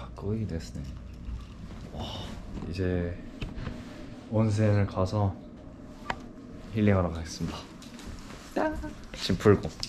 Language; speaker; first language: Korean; early bilingual, heritage; English